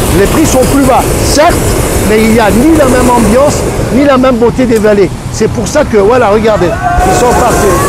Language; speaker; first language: French; non-native, fluent; Turkish